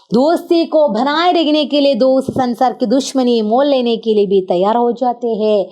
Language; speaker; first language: Hindi; non-native, local second language; Malayalam